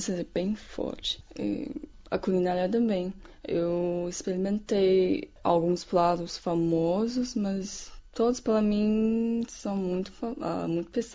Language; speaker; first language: Portuguese; non-native, fluent; Chinese